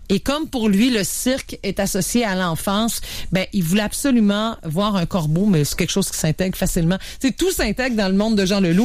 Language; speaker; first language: French; native; French